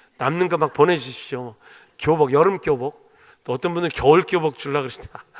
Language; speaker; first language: Korean; native; Korean